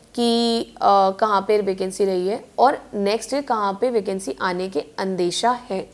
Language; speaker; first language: Hindi; native; Hindi